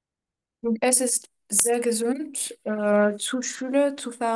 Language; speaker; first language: German; non-native, learner; French